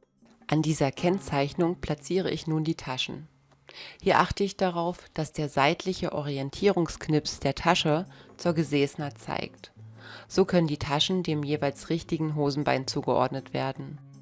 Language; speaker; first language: German; native; German